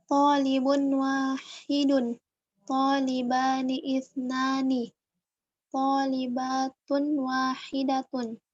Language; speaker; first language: Arabic; non-native, learner; Indonesian